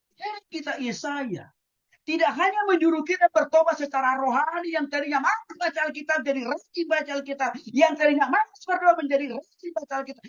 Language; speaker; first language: Indonesian; non-native, local second language; Batak Toba